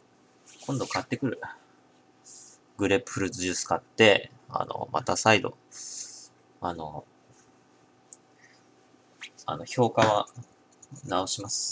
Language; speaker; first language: Japanese; native; Japanese